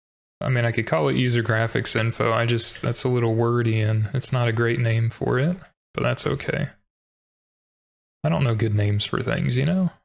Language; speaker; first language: English; native; English